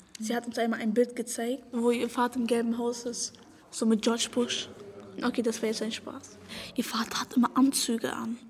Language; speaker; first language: German; early bilingual, other home language; Turkish